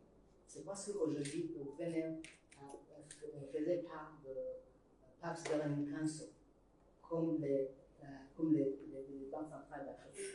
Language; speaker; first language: French; non-native, learner; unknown